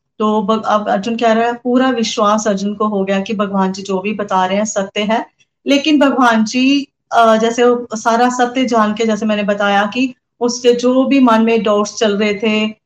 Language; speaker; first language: Hindi; non-native, local second language; Punjabi